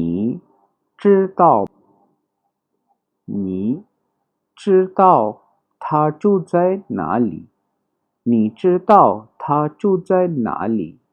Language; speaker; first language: Chinese; non-native, fluent; Urdu